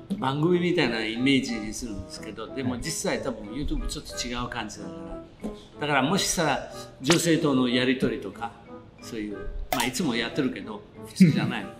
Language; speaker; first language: Japanese; non-native, fluent; Italian